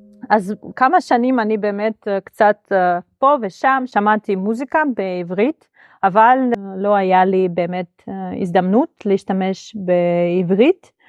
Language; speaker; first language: Hebrew; non-native, fluent; Russian